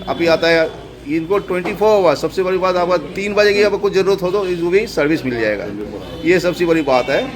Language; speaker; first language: Hindi; non-native, local second language; Bangla